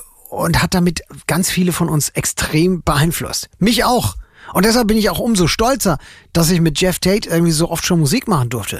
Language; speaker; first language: German; native; German